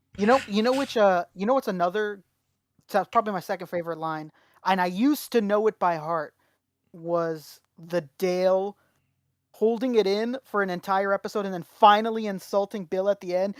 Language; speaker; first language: English; native; English